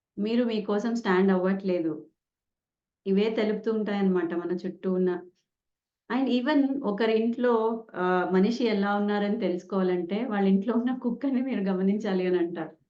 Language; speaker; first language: Telugu; non-native, local second language; Kannada